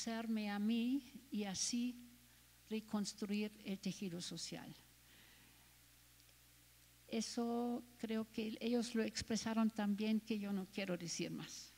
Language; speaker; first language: Spanish; non-native, fluent; German